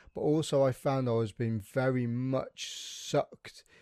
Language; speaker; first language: English; native; English